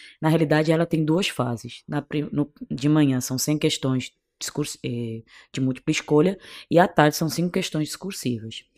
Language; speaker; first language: Portuguese; non-native, local second language; Kabuverdianu